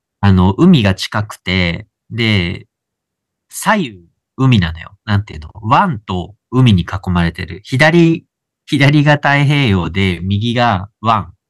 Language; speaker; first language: Japanese; native; Japanese